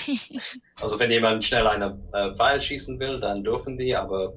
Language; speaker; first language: German; non-native, learner; English